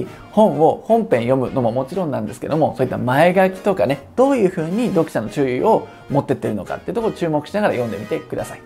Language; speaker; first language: Japanese; native; Japanese